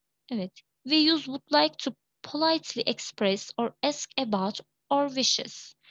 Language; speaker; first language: English; non-native, fluent; Turkish